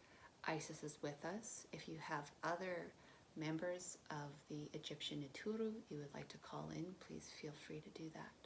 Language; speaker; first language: English; native; English